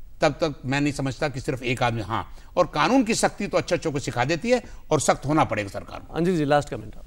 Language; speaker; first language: Hindi; native; Hindi